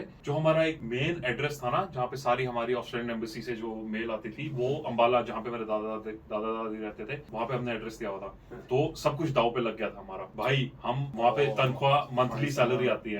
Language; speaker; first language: Hindi; native; Hindi